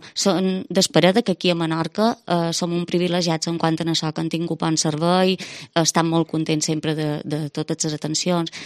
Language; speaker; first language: Catalan; native; Catalan